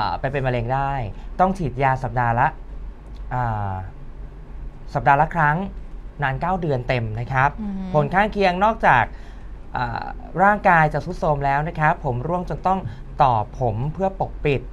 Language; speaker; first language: Thai; native; Thai